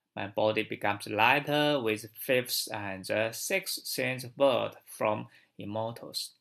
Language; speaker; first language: English; non-native, learner; Chinese